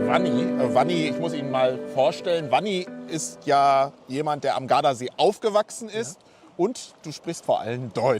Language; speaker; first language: German; native; German